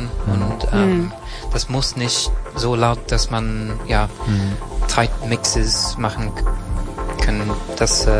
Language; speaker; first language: German; non-native, fluent; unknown